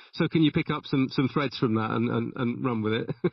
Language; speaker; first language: English; native; English